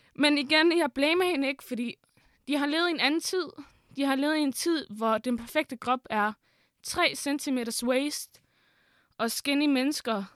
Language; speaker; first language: Danish; early bilingual, other home language; Arabic